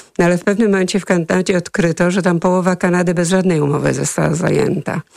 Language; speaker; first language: Polish; native; Polish